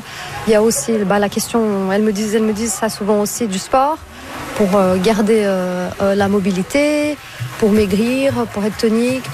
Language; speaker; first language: French; non-native, fluent; Portuguese